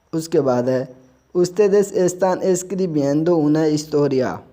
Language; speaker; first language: Spanish; non-native, fluent; Urdu